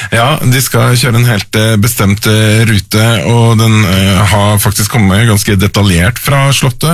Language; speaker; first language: Norwegian; native; Norwegian